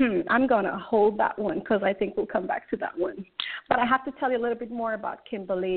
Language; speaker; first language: English; native; English